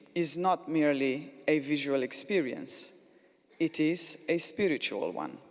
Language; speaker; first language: English; non-native, fluent; Slovenian